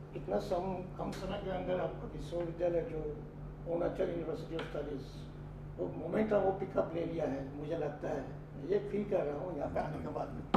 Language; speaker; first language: Hindi; non-native, local second language; Assamese